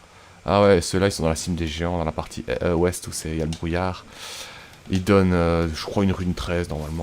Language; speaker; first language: French; native; French